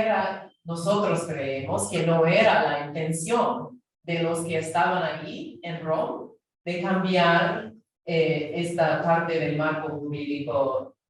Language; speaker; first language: Spanish; non-native, fluent; English